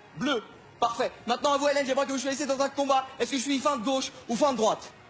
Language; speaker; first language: French; non-native, fluent; Arabic